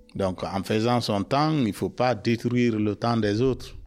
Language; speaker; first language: French; non-native, local second language; Mandingo